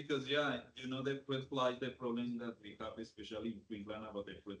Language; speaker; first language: English; non-native, fluent; Spanish